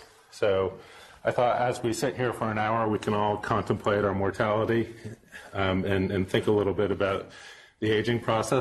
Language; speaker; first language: English; native; English